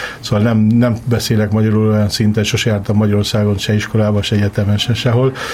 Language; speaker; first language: Hungarian; early bilingual, heritage; Hungarian